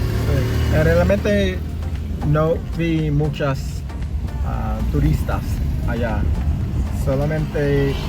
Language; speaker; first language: Spanish; non-native, learner; English